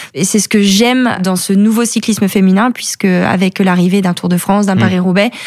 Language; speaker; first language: French; native; French